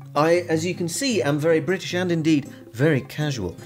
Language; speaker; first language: English; native; English